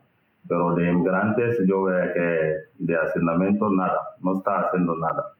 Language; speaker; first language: Spanish; non-native, learner; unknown